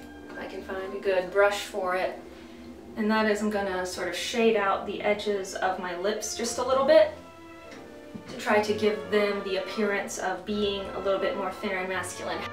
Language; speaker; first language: English; native; English